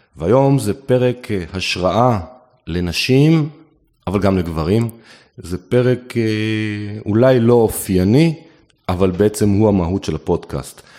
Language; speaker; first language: Hebrew; native; Hebrew